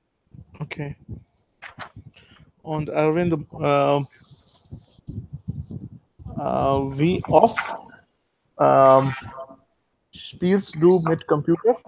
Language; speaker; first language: German; non-native, learner; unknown